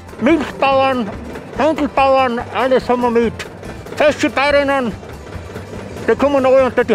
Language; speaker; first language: German; native; German